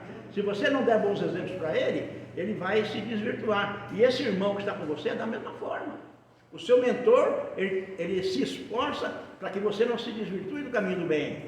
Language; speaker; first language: Portuguese; native; Portuguese